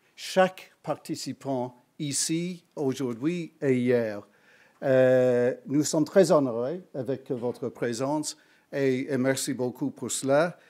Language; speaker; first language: French; non-native, fluent; English